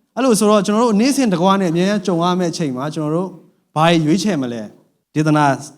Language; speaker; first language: Burmese; non-native, local second language; Hakha Chin